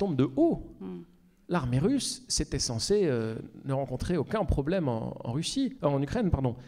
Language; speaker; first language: French; native; French